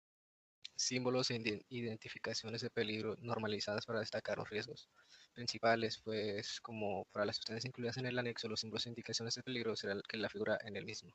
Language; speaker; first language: Spanish; native; Spanish